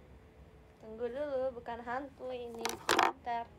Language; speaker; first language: Indonesian; non-native, fluent; Japanese